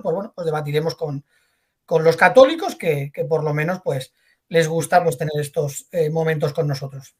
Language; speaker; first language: Spanish; native; Spanish